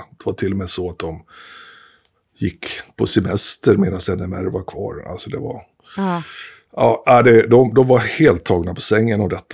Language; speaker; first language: Swedish; native; Swedish